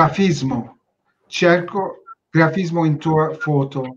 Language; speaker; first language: Italian; non-native, learner; Turkish